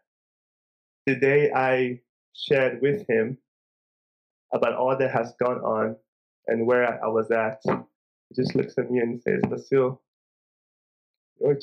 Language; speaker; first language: English; non-native, local second language; Igbo